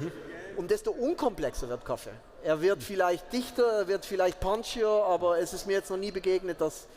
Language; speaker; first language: German; native; German